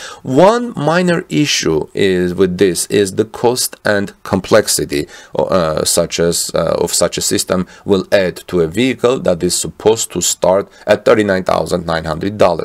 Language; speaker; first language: English; non-native, fluent; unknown